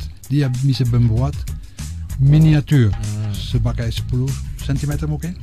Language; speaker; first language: Indonesian; non-native, fluent; Dutch